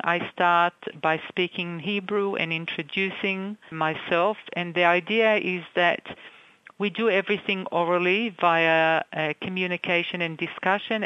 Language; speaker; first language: English; non-native, fluent; Hebrew